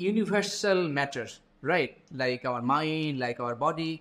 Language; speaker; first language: English; non-native, local second language; Bangla